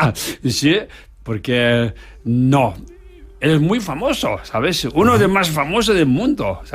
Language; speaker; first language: Spanish; non-native, learner; Tibetan